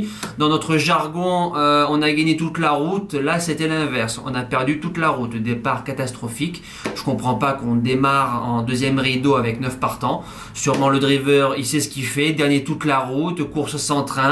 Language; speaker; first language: French; native; French